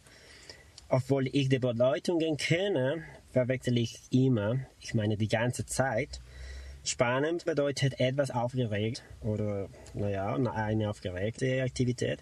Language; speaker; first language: German; non-native, fluent; Spanish